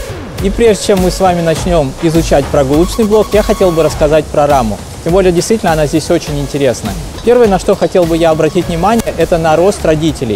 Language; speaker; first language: Russian; native; Russian